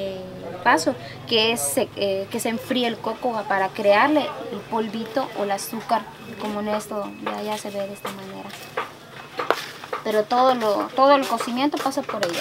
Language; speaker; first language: Spanish; native; Spanish